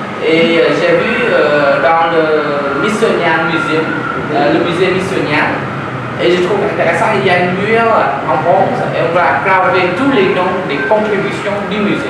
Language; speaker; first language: French; non-native, learner; Vietnamese